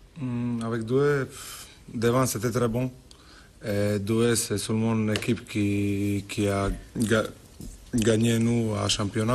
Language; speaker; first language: French; non-native, learner; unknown